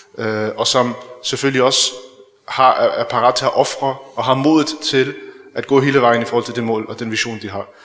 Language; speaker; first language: Danish; early bilingual, other home language; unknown